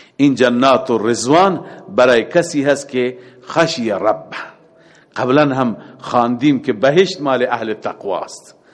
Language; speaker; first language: Persian; native; Persian